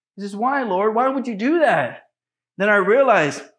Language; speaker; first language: English; native; English